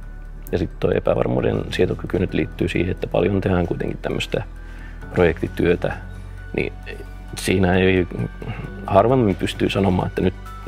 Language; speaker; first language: Finnish; native; Finnish